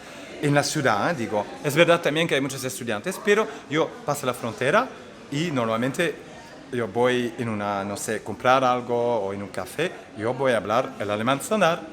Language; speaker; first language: Spanish; non-native, fluent; Dutch